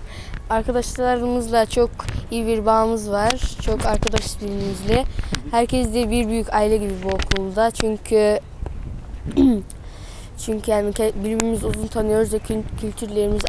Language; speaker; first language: Turkish; non-native, local second language; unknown